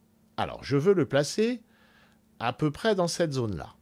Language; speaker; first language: French; native; French